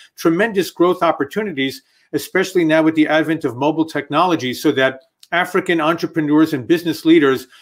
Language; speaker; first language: English; native; English